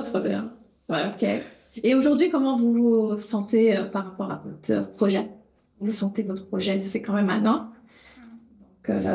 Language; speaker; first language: French; native; French